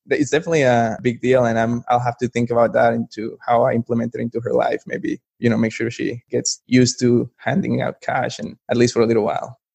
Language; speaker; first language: English; non-native, fluent; Spanish